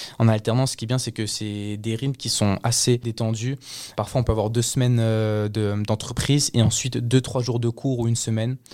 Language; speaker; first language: French; early bilingual, other home language; Spanish